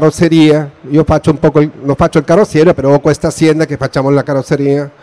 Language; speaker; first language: Italian; non-native, fluent; Spanish